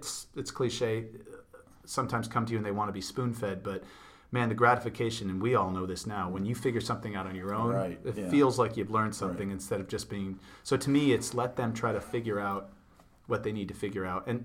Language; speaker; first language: English; native; English